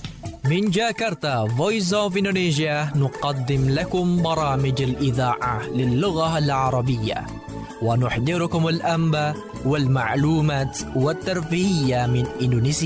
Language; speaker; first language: Arabic; non-native, fluent; Indonesian